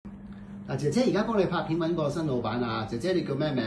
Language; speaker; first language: Cantonese; native; Cantonese